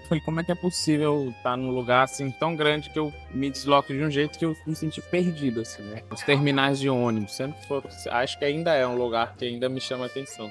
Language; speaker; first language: Portuguese; non-native, local second language; Kabuverdianu